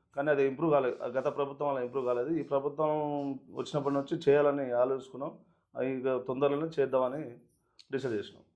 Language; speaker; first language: Telugu; non-native, local second language; Lambadi